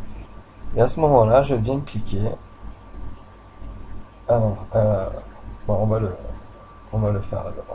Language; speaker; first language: French; native; French